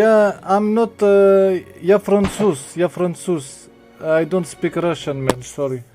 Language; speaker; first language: English; non-native, learner; French